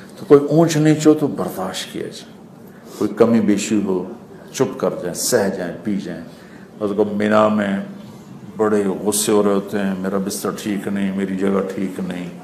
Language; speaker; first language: Urdu; non-native, local second language; Punjabi